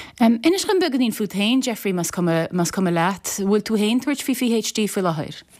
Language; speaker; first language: Irish; native; Irish